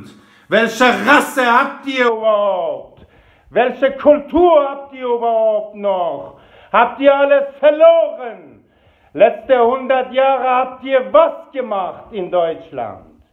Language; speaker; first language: German; non-native, fluent; Persian